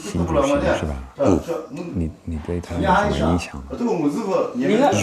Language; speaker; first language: Chinese; non-native, fluent; Dutch